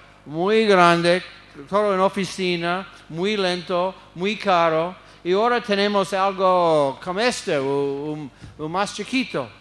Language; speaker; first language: Spanish; non-native, fluent; English